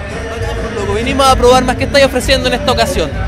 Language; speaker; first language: Spanish; native; Spanish